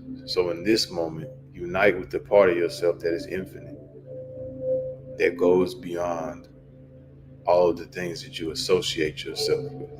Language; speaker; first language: English; native; English